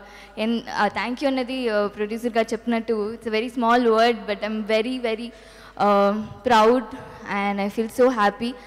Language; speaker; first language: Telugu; non-native, local second language; Tamil